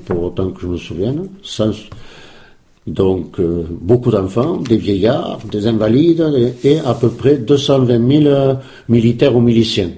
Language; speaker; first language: French; early bilingual, other home language; Spanish